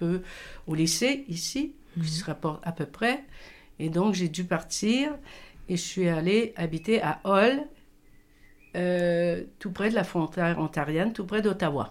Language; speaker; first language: French; native; French